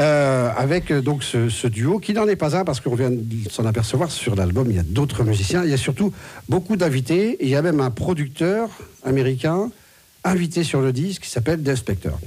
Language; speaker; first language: French; native; French